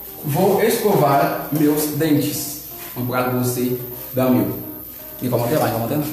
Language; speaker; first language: Portuguese; non-native, learner; Haitian Creole